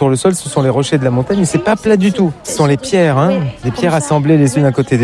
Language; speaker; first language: French; native; French